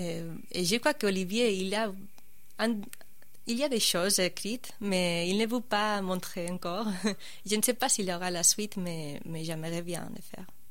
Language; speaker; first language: French; non-native, fluent; Spanish